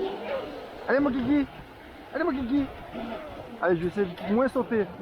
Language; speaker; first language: French; native; French